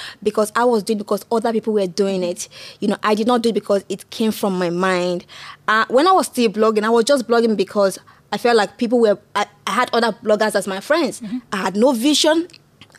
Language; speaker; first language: English; non-native, local second language; Igbo